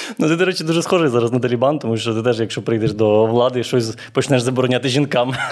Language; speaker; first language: Ukrainian; native; Ukrainian